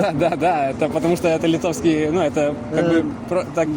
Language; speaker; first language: Russian; non-native, learner; Lithuanian